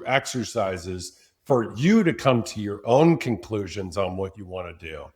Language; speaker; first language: English; native; English